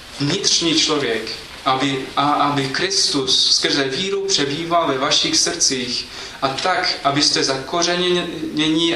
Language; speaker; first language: Czech; non-native, fluent; English